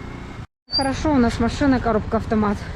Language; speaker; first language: Russian; native; Russian